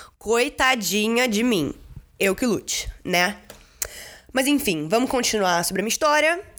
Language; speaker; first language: Portuguese; native; Portuguese